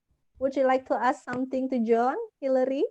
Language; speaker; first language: English; non-native, fluent; Indonesian